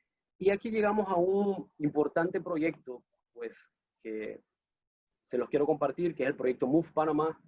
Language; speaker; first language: Spanish; native; Spanish